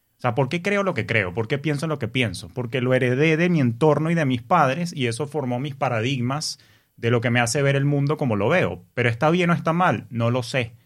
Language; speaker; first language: Spanish; native; Spanish